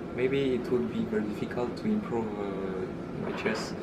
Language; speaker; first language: English; early bilingual, other home language; Malagasy